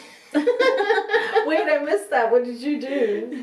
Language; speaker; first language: English; native; English